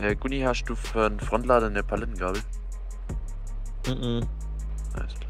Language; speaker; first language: German; native; German